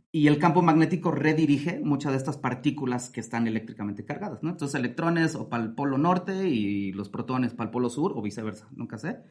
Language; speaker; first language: Spanish; native; Spanish